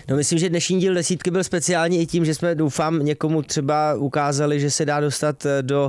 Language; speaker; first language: Czech; native; Czech